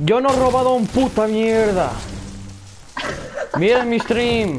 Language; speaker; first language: Spanish; non-native, learner; English